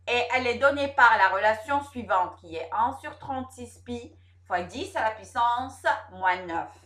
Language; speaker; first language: French; non-native, local second language; Arabic